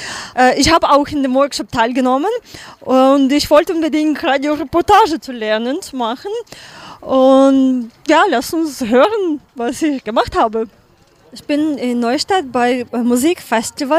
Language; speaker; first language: German; non-native, learner; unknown